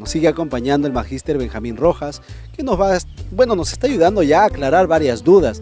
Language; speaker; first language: Spanish; native; Spanish